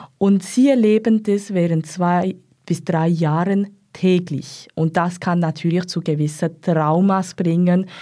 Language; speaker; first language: German; non-native, local second language; French